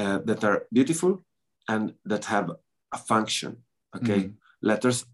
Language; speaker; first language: English; non-native, learner; Italian